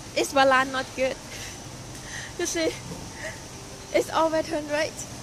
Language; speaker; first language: English; non-native, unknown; Thai